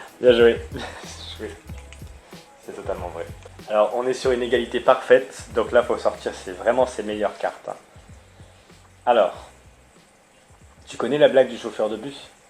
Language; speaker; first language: French; native; French